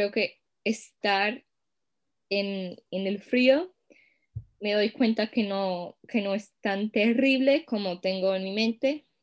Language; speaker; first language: Spanish; non-native, fluent; English